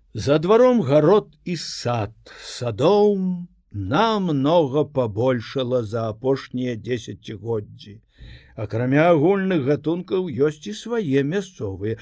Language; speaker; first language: Belarusian; native; Belarusian